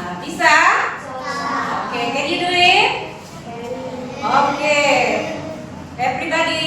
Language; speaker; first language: English; non-native, learner; Indonesian